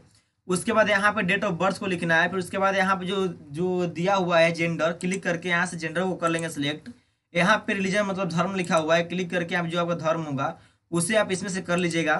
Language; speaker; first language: Hindi; native; Hindi